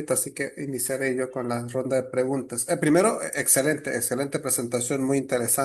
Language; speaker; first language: Spanish; native; Spanish